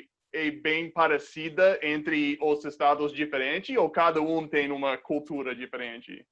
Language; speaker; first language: Portuguese; non-native, fluent; English